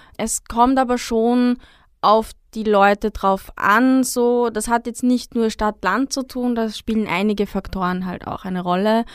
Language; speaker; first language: German; native; German